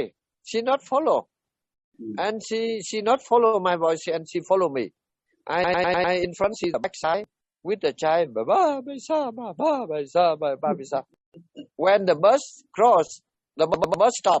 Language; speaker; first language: English; non-native, learner; Vietnamese